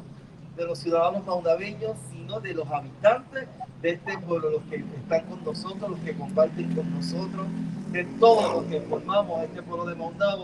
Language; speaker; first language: Spanish; native; Spanish